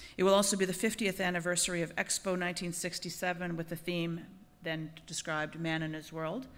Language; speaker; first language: English; native; English